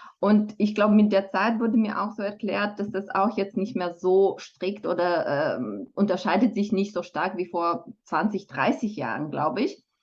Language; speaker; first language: German; non-native, fluent; Romanian